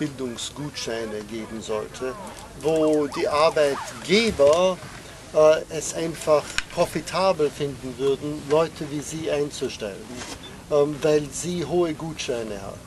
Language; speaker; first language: German; non-native, fluent; English